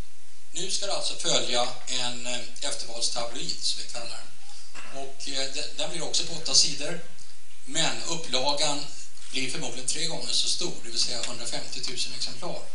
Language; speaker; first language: Swedish; native; Swedish